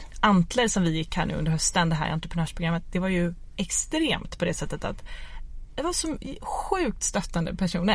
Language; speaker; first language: Swedish; native; Swedish